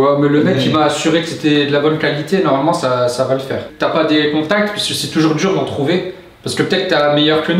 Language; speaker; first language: French; native; French